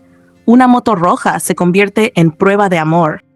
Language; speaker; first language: Spanish; native; Spanish